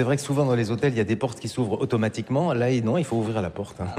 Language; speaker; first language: French; native; French